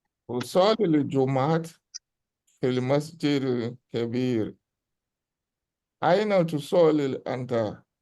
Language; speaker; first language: Arabic; non-native, learner; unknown